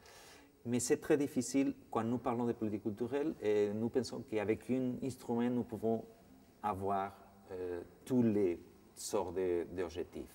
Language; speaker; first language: French; non-native, fluent; Spanish